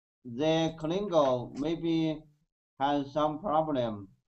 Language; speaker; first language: English; non-native, learner; Chinese